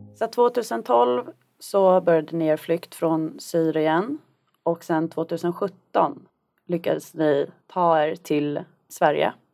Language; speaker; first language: Swedish; native; Swedish